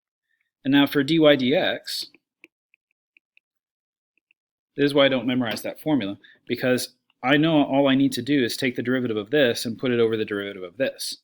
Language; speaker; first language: English; native; English